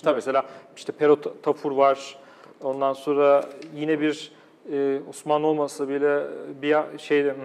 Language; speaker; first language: Turkish; native; Turkish